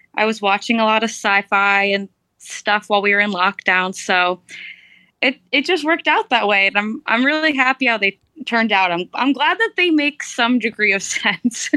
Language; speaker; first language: English; early bilingual, other home language; Romanian